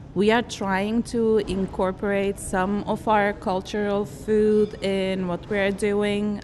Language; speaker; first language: English; non-native, fluent; Turkish